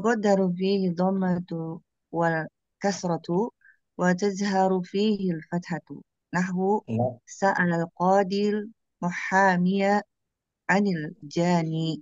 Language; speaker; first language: Arabic; non-native, learner; Indonesian